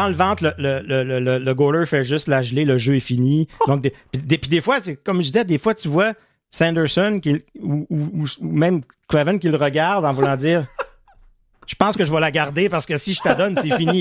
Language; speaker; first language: French; native; French